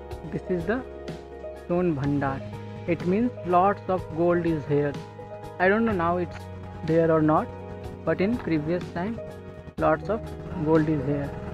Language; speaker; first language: English; non-native, local second language; Hindi